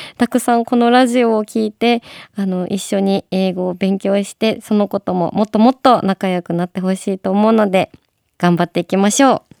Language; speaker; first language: Japanese; native; Japanese